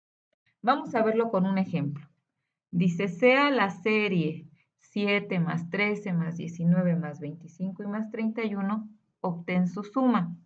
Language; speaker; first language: Spanish; native; Spanish